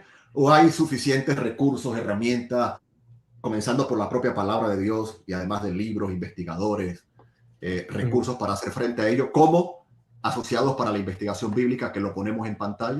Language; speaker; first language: Spanish; native; Spanish